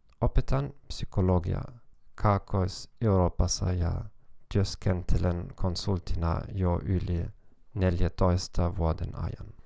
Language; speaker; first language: Finnish; non-native, learner; German